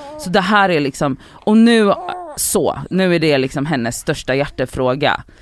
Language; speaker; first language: Swedish; early bilingual, other home language; Polish